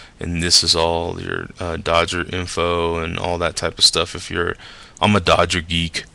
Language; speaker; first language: English; native; English